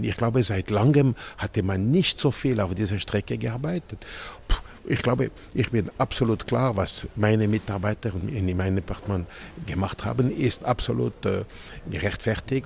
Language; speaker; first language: German; non-native, local second language; French